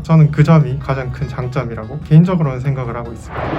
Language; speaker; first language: Korean; native; Korean